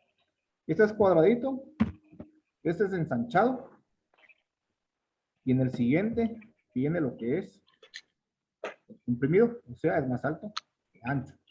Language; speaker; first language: Spanish; native; Spanish